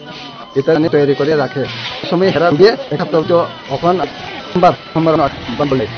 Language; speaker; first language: Bangla; non-native, local second language; Kok Borok